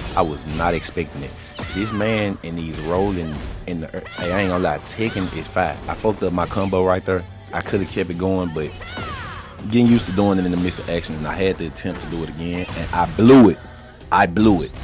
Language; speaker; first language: English; native; English